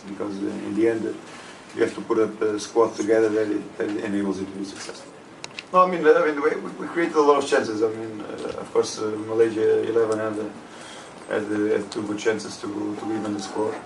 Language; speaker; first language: English; non-native, fluent; Portuguese